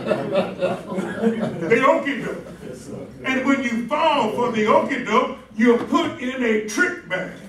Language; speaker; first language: English; native; English